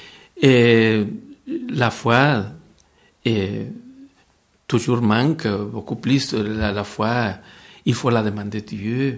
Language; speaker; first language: French; non-native, fluent; Spanish